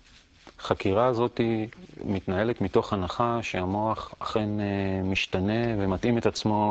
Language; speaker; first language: Hebrew; native; Hebrew